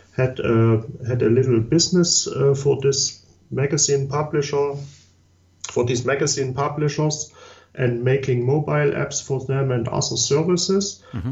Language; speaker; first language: English; non-native, learner; German